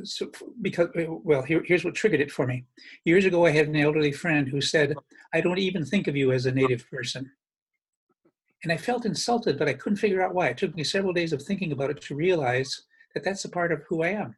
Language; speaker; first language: English; native; English